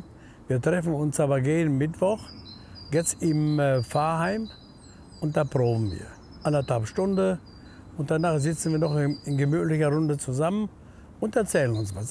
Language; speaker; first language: German; native; German